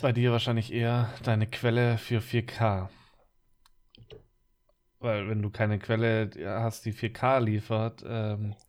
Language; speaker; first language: German; native; German